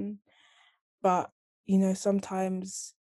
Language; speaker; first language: English; native; English